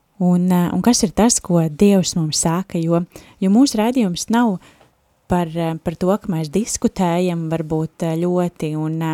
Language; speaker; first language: Latvian; native; Latvian